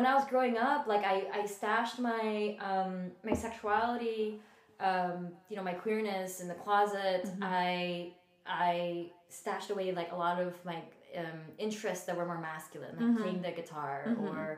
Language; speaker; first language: English; non-native, local second language; Filipino